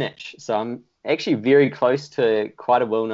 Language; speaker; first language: English; native; English